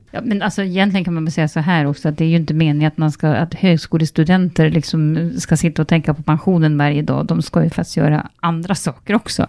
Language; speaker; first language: Swedish; native; Swedish